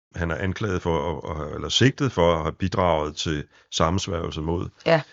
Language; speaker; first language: Danish; native; Danish